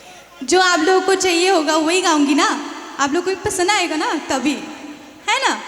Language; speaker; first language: Hindi; non-native, local second language; Bodo